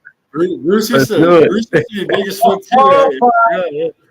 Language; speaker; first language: English; native; English